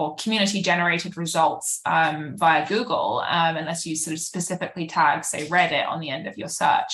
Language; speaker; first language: English; native; English